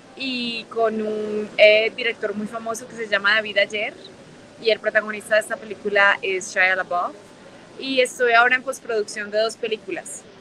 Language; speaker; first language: Spanish; native; Spanish